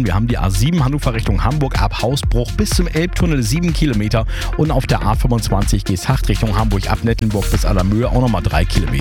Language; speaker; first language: German; native; German